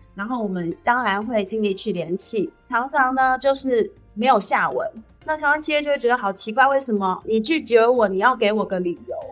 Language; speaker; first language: Chinese; native; Chinese